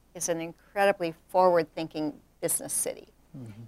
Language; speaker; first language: English; native; English